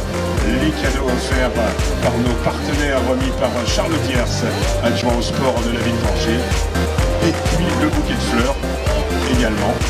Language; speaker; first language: French; native; French